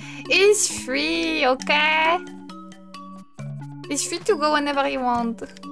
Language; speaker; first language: English; non-native, fluent; French